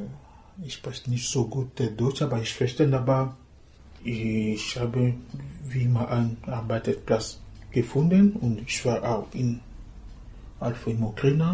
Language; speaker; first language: German; non-native, learner; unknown